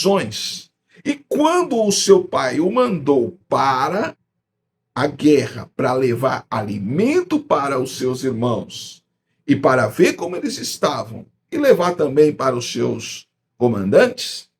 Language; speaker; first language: Portuguese; native; Portuguese